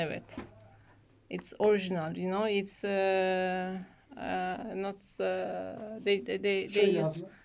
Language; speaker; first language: English; non-native, learner; Turkish